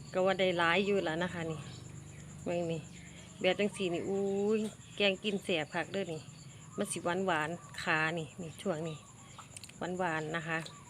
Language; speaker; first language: Thai; native; Thai